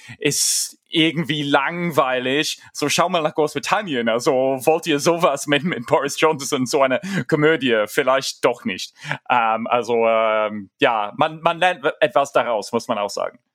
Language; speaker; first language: German; non-native, fluent; English